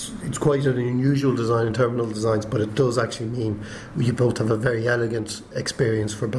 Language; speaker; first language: English; native; English